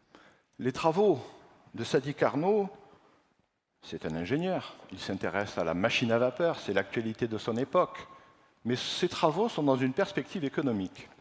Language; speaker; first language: French; native; French